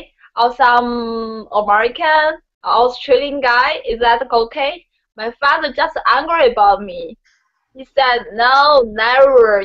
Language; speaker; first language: English; non-native, learner; Chinese